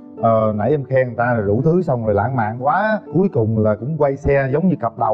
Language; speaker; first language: Vietnamese; native; Vietnamese